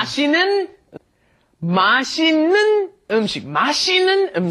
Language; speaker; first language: Korean; non-native, fluent; English